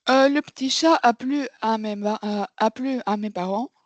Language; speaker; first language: French; non-native, learner; Arabic